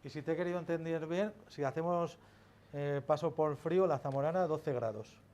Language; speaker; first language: Spanish; native; Spanish